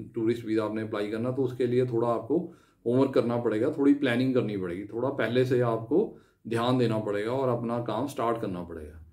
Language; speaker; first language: Hindi; non-native, local second language; Punjabi